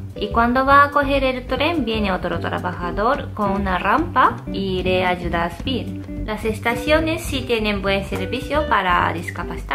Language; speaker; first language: Spanish; non-native, fluent; Japanese